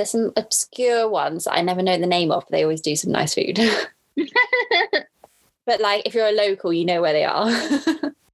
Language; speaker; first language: English; native; English